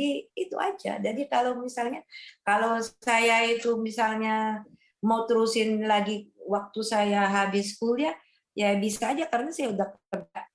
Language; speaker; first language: Indonesian; non-native, fluent; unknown